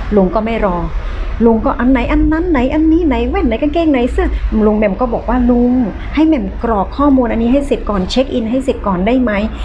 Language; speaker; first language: Thai; native; Thai